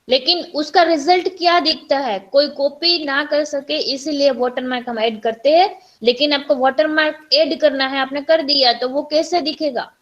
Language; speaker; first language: Hindi; non-native, local second language; Gujarati